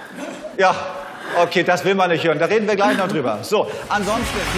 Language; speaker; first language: German; native; German